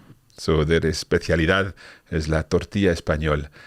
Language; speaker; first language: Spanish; non-native, fluent; English